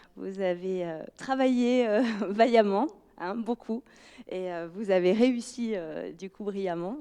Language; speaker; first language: French; native; French